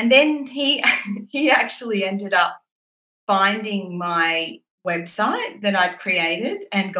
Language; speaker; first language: English; native; English